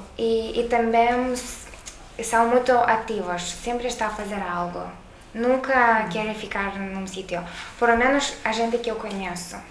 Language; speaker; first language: Portuguese; non-native, learner; Lithuanian